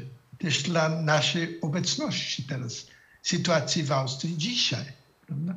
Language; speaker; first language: Polish; non-native, fluent; German